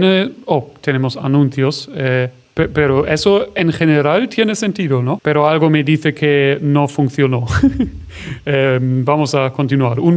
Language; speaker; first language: Spanish; non-native, fluent; German